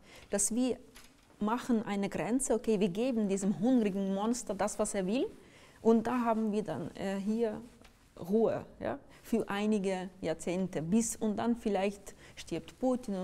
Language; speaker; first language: German; non-native, fluent; Ukrainian